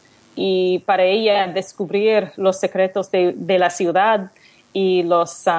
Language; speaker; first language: Spanish; non-native, learner; English